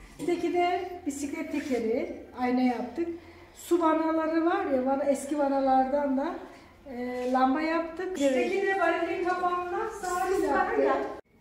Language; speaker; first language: Turkish; native; Turkish